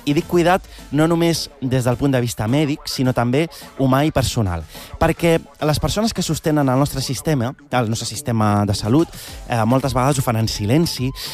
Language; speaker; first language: Catalan; early bilingual, other home language; Arabic